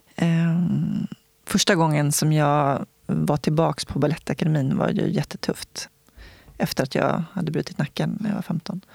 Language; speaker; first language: Swedish; native; Swedish